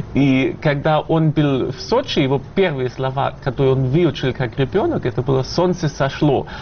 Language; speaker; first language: Russian; non-native, fluent; German